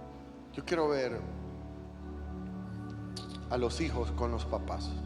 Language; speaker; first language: Spanish; native; Spanish